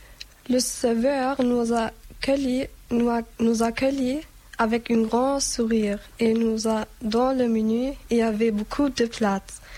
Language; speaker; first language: French; non-native, learner; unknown